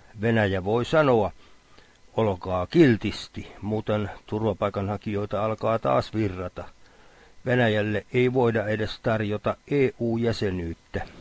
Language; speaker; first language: Finnish; native; Finnish